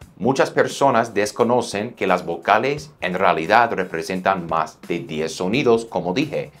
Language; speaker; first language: Spanish; non-native, fluent; English